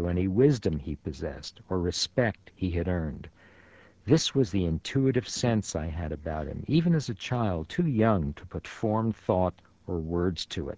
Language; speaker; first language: English; early bilingual, other home language; Yiddish